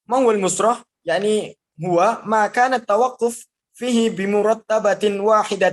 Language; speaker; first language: Arabic; non-native, learner; Indonesian